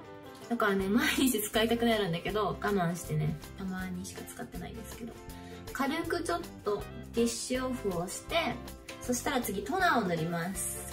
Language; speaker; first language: Japanese; native; Japanese